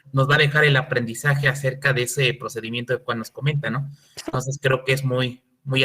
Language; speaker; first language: Spanish; native; Spanish